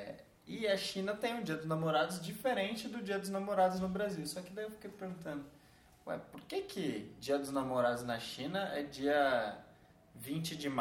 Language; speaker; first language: Portuguese; native; Portuguese